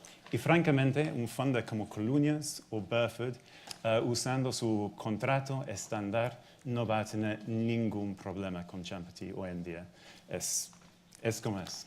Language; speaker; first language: Spanish; non-native, fluent; English